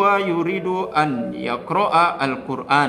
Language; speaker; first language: Arabic; non-native, fluent; Indonesian